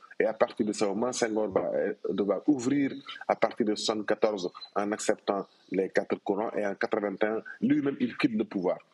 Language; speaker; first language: French; non-native, local second language; Wolof